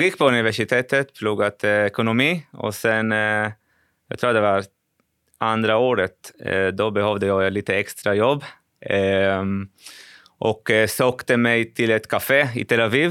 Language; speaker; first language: Swedish; non-native, fluent; Spanish